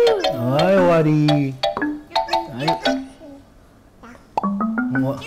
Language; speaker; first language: Korean; non-native, learner; Japanese